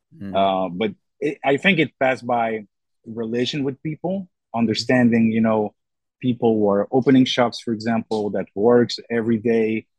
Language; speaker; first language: English; non-native, fluent; French